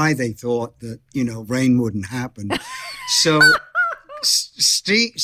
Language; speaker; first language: English; native; English